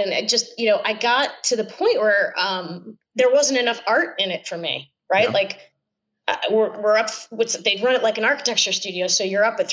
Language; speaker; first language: English; native; English